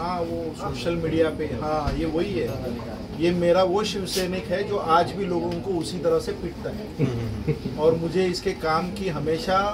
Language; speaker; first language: Hindi; non-native, local second language; Marathi